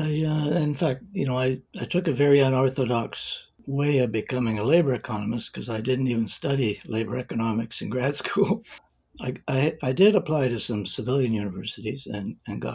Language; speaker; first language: English; native; English